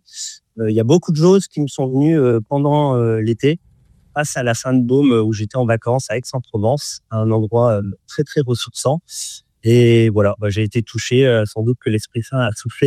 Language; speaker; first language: French; native; French